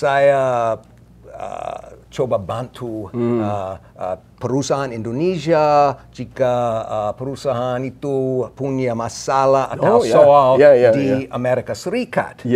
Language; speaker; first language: Indonesian; non-native, learner; English